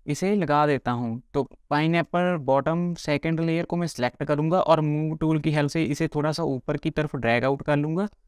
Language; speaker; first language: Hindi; non-native, local second language; Punjabi